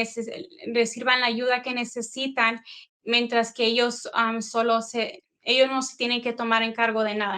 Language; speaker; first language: Spanish; early bilingual, heritage; Spanish